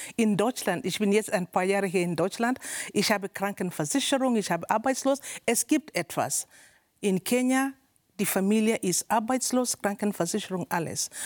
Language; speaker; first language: German; non-native, learner; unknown